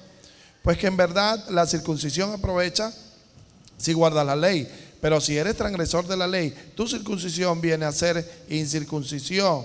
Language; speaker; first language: Spanish; native; Spanish